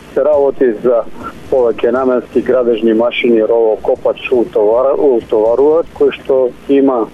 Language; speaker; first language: Macedonian; native; Macedonian